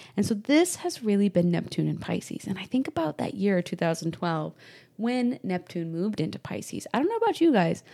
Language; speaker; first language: English; native; English